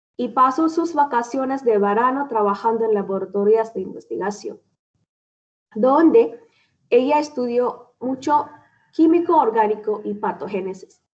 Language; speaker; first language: Spanish; non-native, learner; Malayalam